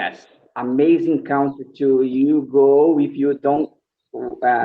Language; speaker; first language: English; non-native, learner; Portuguese